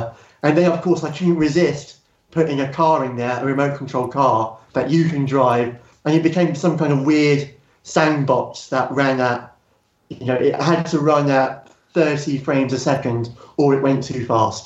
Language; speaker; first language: English; native; English